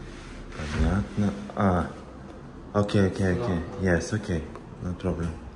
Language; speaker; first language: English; non-native, learner; Russian